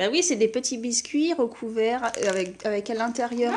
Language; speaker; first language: French; native; French